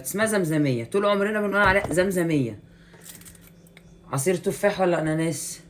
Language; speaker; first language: Arabic; native; Arabic